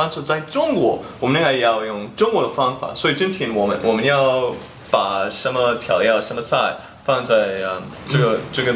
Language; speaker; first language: Chinese; non-native, fluent; English